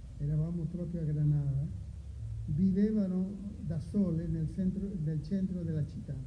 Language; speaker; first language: Italian; non-native, fluent; Spanish